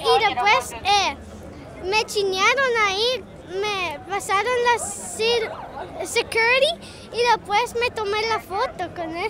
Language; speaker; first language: Spanish; early bilingual, heritage; Spanish